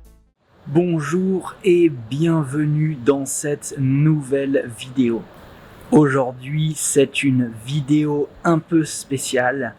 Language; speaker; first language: French; native; French